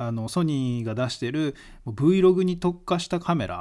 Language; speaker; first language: Japanese; native; Japanese